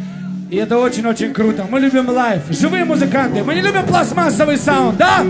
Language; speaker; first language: Russian; native; Russian